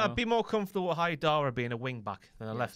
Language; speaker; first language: English; native; English